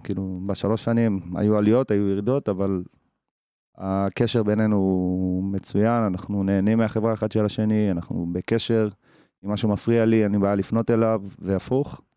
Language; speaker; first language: Hebrew; early bilingual, other home language; English